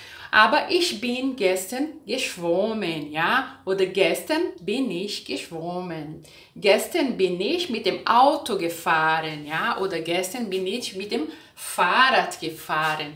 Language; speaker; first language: German; non-native, fluent; Portuguese